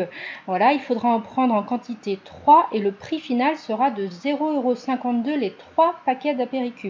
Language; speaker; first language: French; native; French